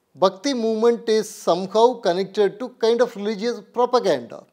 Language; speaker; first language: English; non-native, local second language; Tamil